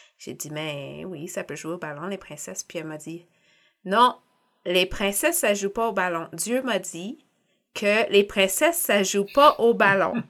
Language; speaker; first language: French; native; French